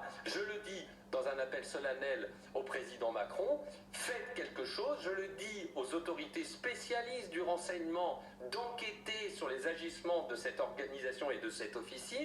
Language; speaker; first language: French; native; French